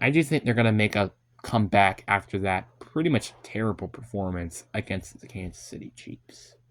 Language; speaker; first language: English; native; English